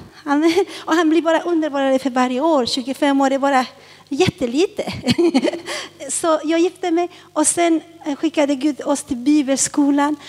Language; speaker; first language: Swedish; early bilingual, other home language; Spanish